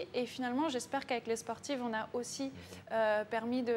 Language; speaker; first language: French; native; French